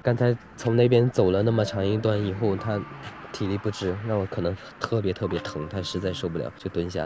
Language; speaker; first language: Chinese; native; Chinese